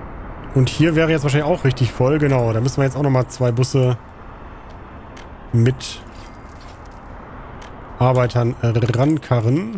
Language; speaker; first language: German; native; German